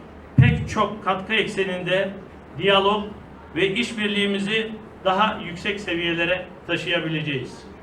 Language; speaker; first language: Turkish; native; Turkish